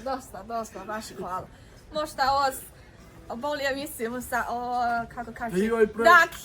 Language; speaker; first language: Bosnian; non-native, learner; Chinese